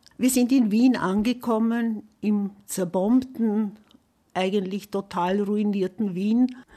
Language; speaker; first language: German; native; German